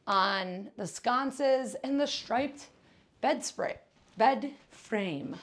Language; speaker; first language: English; native; English